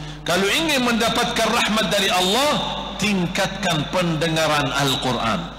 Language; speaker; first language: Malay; non-native, fluent; Arabic